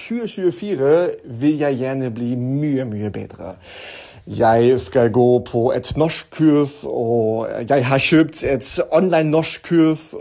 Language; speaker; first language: Norwegian; non-native, learner; German